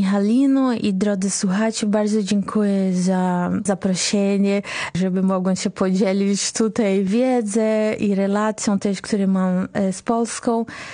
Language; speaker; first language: Polish; non-native, fluent; Portuguese